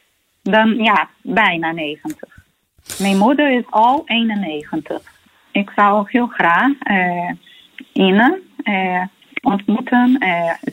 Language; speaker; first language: Dutch; early bilingual, heritage; Portuguese